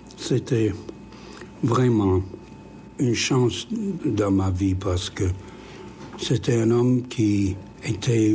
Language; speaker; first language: French; non-native, fluent; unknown